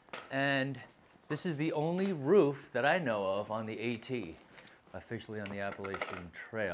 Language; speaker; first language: English; native; English